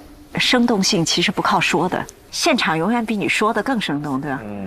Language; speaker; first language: Chinese; native; Chinese